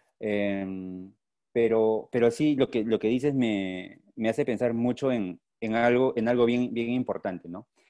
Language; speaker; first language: Spanish; native; Spanish